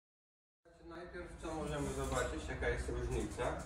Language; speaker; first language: Polish; non-native, fluent; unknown